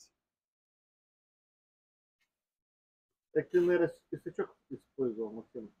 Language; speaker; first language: Russian; native; Russian